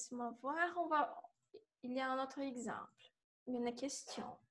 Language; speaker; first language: French; non-native, fluent; Portuguese